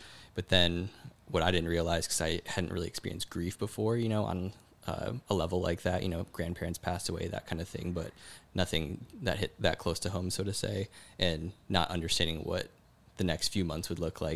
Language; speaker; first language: English; native; English